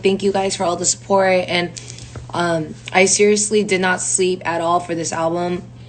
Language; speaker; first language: English; early bilingual, other home language; Korean